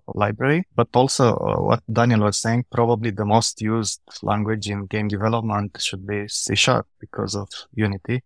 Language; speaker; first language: English; non-native, fluent; Romanian